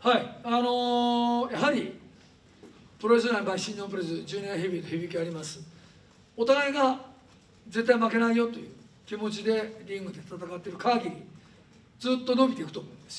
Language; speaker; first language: Japanese; native; Japanese